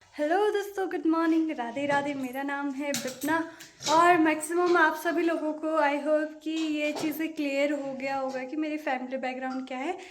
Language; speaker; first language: Hindi; non-native, local second language; Nepali